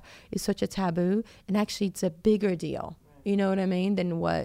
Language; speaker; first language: English; non-native, fluent; Portuguese